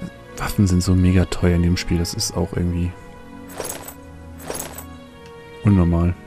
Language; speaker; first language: German; native; German